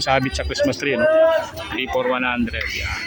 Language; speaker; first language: Filipino; native; Filipino